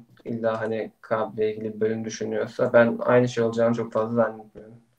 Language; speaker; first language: Turkish; native; Turkish